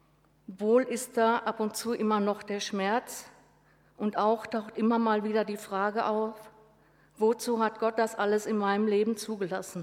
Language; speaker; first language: German; native; German